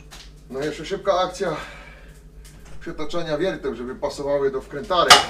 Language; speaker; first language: Polish; native; Polish